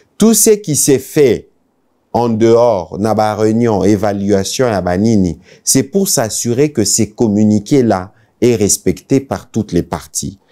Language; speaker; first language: French; non-native, local second language; Lingala